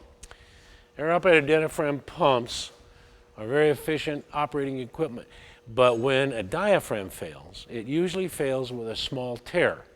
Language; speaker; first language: English; native; English